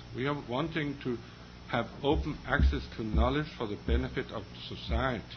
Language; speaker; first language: English; non-native, fluent; Danish